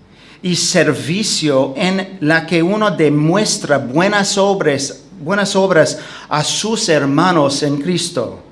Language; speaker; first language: Spanish; non-native, fluent; English